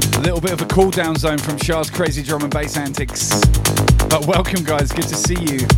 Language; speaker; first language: English; native; English